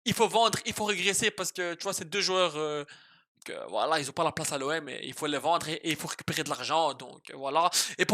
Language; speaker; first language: French; native; French